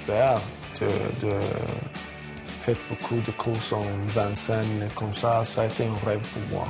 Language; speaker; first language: French; non-native, learner; Swedish